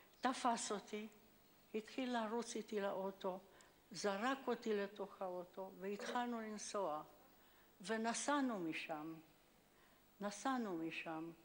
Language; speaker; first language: Hebrew; non-native, fluent; Hungarian